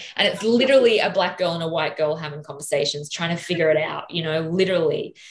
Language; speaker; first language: English; native; English